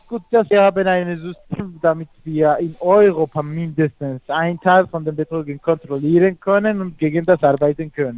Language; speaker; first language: German; non-native, fluent; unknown